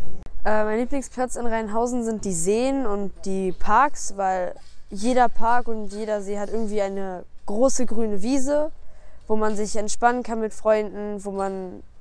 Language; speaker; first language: German; native; German